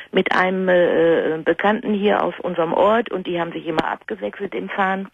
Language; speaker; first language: German; native; German